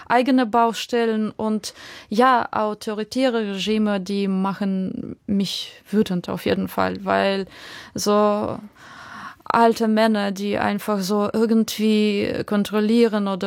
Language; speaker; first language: German; non-native, fluent; Ukrainian